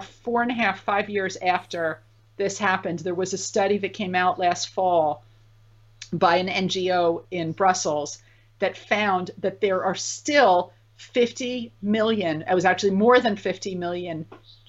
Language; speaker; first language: English; native; English